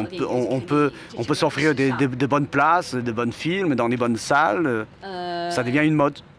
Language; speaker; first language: French; non-native, fluent; Chinese